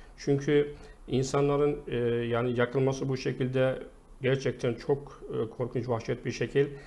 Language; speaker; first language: Turkish; non-native, fluent; Arabic